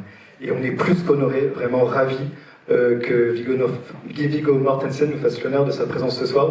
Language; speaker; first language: French; native; French